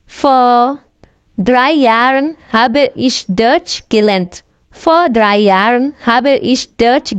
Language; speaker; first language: German; non-native, fluent; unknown